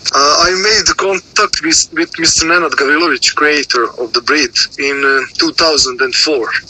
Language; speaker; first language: English; non-native, learner; Serbian